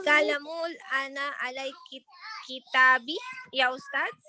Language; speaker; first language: Arabic; non-native, learner; Filipino